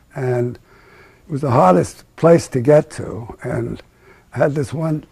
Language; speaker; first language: English; native; English